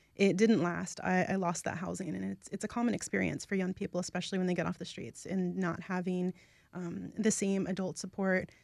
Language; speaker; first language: English; native; English